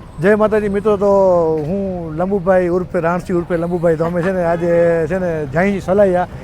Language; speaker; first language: Gujarati; non-native, local second language; Kachhi